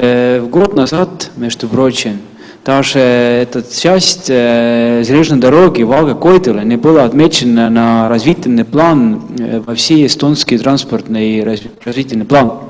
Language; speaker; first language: Russian; non-native, fluent; Estonian